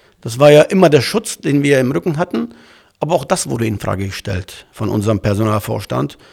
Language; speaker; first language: German; early bilingual, other home language; Turkish